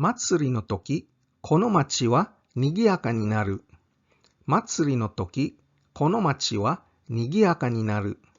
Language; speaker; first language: Japanese; non-native, fluent; English